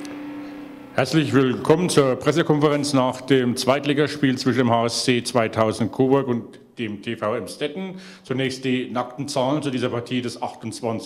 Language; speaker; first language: German; native; German